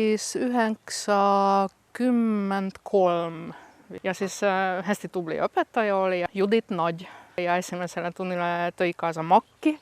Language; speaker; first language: Estonian; non-native, fluent; Hungarian